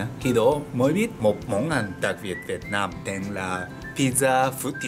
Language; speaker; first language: Vietnamese; non-native, learner; Japanese